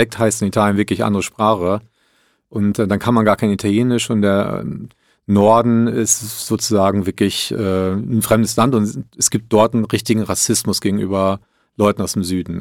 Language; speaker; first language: German; early bilingual, other home language; Italian